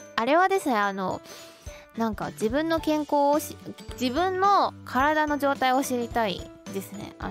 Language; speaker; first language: Japanese; non-native, fluent; Chinese